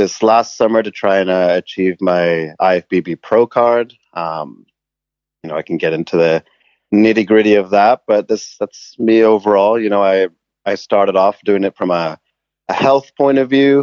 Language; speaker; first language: English; native; English